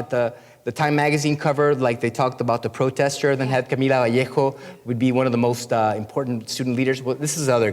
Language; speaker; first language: English; non-native, fluent; Spanish